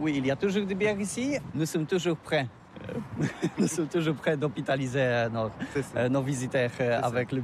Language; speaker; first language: French; non-native, learner; Polish